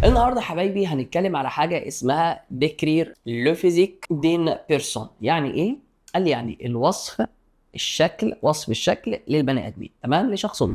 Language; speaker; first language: Arabic; native; Arabic